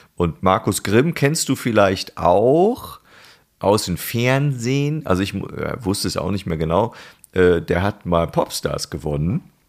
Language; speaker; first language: German; native; German